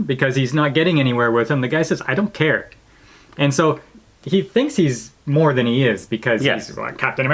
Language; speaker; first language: English; native; English